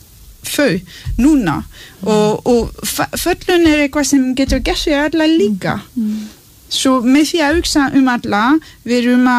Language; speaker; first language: Icelandic; non-native, learner; French